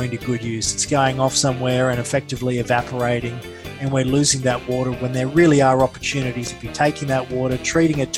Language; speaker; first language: English; native; English